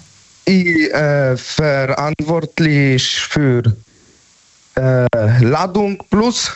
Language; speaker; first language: German; non-native, learner; Polish